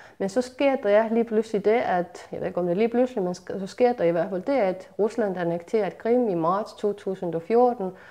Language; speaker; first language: Danish; non-native, fluent; Estonian